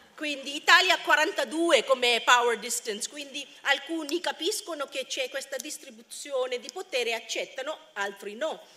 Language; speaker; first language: Italian; non-native, fluent; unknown